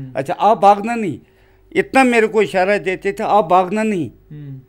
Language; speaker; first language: Hindi; non-native, local second language; Kashmiri